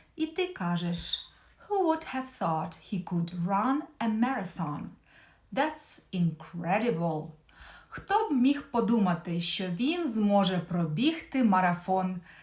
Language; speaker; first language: Ukrainian; native; Ukrainian